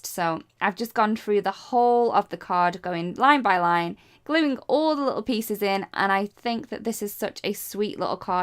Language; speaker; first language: English; native; English